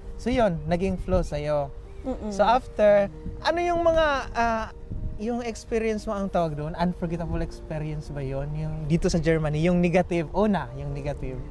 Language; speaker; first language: Filipino; native; Filipino